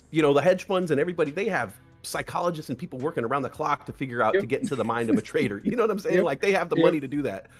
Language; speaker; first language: English; native; English